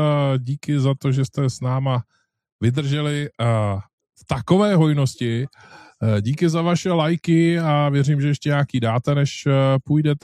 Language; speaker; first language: Czech; native; Czech